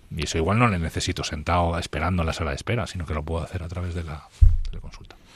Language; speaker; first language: Spanish; native; Spanish